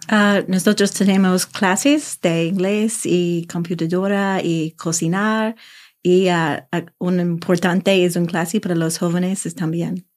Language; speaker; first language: Spanish; non-native, learner; English